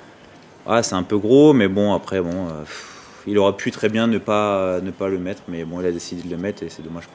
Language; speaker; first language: French; native; French